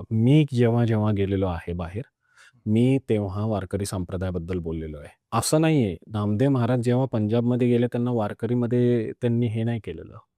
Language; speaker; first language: Marathi; non-native, local second language; Punjabi